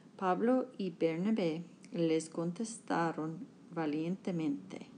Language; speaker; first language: Spanish; non-native, learner; English